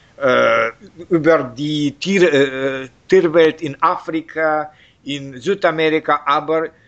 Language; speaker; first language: German; non-native, learner; Russian